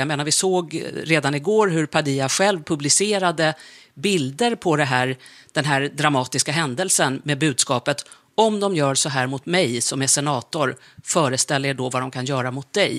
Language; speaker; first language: Swedish; native; Swedish